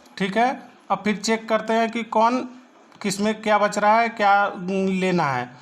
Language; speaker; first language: Hindi; native; Hindi